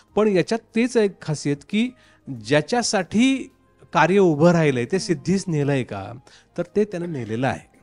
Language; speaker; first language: Marathi; native; Marathi